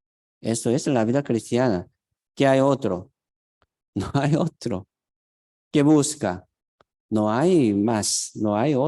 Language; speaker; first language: Spanish; non-native, fluent; Korean